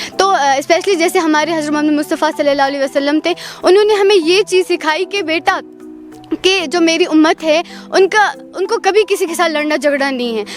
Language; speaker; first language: Hindi; non-native, local second language; Pahari-Potwari